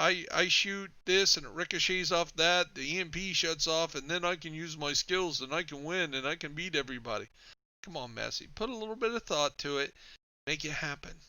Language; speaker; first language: English; native; English